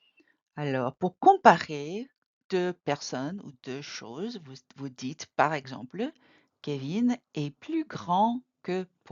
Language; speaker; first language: French; non-native, fluent; English